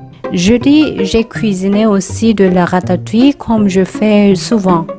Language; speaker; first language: French; non-native, learner; Korean